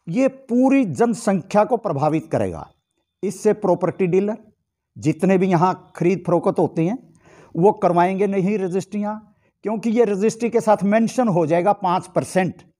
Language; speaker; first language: Hindi; native; Hindi